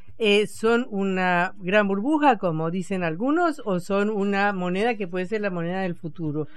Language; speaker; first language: Spanish; native; Spanish